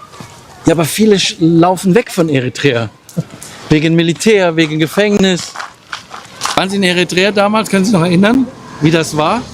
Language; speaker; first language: German; native; German